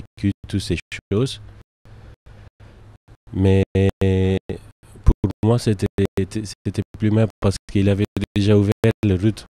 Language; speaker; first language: French; non-native, local second language; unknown